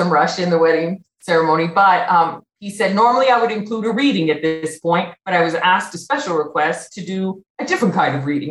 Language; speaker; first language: English; native; English